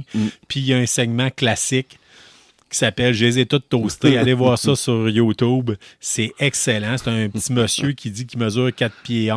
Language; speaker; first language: French; native; French